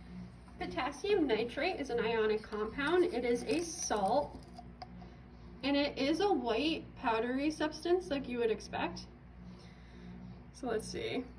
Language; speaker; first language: English; native; English